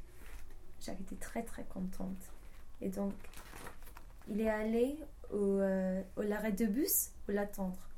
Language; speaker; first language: French; non-native, learner; English